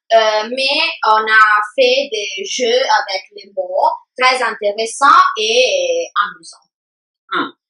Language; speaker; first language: French; non-native, learner; Italian